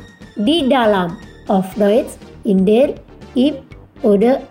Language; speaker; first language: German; non-native, fluent; Indonesian